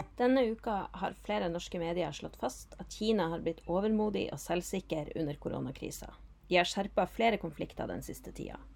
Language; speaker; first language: Norwegian; native; Norwegian